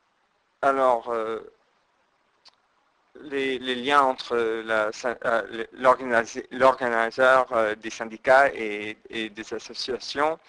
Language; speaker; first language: French; non-native, fluent; English